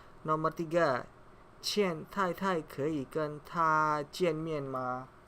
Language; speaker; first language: Chinese; non-native, fluent; Indonesian